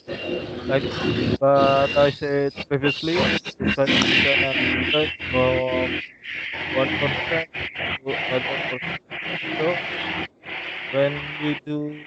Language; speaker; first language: English; non-native, learner; Indonesian